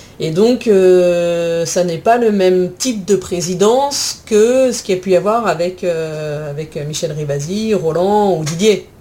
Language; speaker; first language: French; native; French